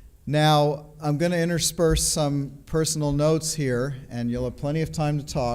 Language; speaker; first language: English; native; English